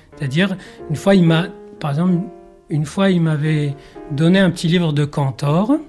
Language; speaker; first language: French; non-native, local second language; Arabic